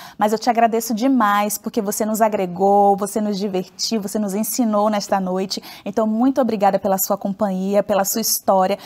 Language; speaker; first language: Portuguese; native; Portuguese